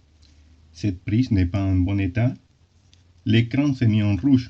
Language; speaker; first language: French; non-native, fluent; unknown